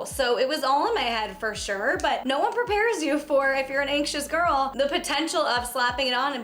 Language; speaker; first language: English; native; English